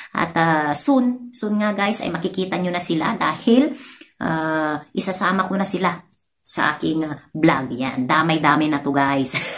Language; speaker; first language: Filipino; non-native, local second language; Iloko